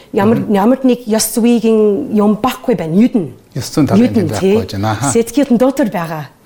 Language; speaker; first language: Mongolian; non-native, learner; English